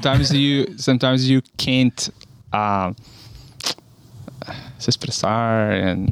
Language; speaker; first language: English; non-native, learner; Portuguese